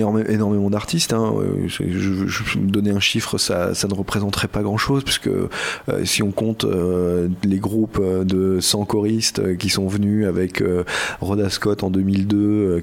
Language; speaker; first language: French; native; French